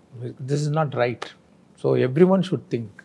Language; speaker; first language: Telugu; non-native, fluent; Tamil